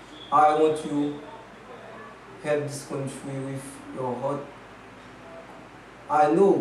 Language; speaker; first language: English; non-native, learner; Haitian Creole